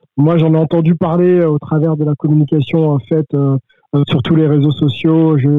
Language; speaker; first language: French; native; French